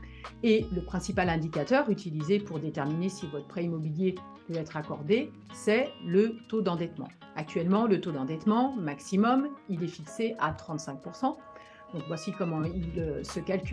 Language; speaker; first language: French; native; French